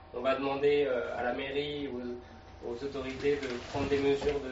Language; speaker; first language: French; native; French